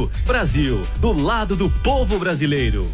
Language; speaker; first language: Portuguese; native; Portuguese